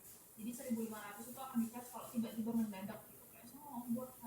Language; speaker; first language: Indonesian; native; Indonesian